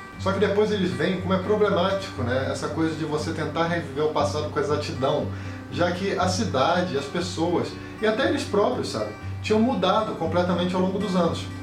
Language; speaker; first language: Portuguese; native; Portuguese